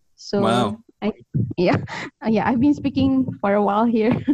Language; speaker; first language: English; native; English